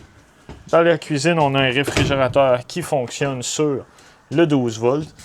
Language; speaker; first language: French; native; French